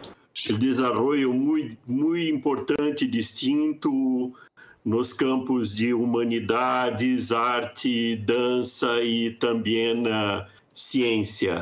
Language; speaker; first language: Spanish; non-native, fluent; Portuguese